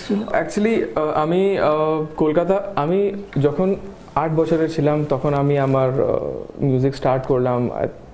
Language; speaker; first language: English; non-native, local second language; Bangla